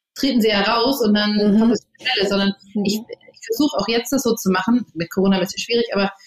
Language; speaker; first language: German; early bilingual, other home language; English